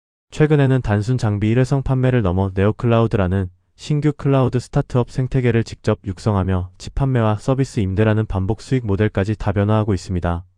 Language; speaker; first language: Korean; native; Korean